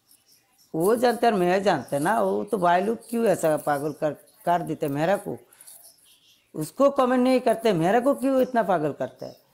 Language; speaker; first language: Hindi; non-native, learner; Bangla